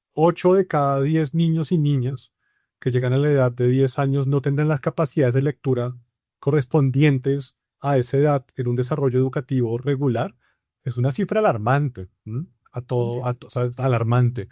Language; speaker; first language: Spanish; native; Spanish